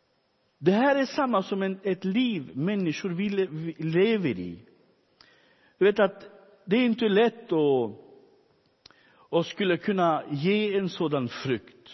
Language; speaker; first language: Swedish; non-native, fluent; Romany